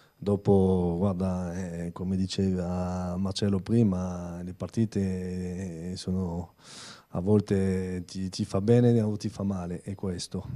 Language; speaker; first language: Italian; non-native, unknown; French